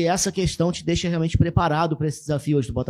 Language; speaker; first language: Portuguese; native; Portuguese